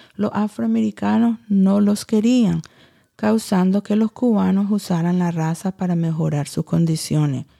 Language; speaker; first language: Spanish; early bilingual, heritage; Spanish